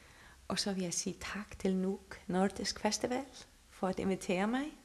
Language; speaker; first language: Danish; non-native, local second language; Faroese